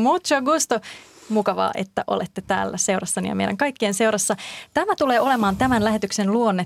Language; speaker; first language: Finnish; native; Finnish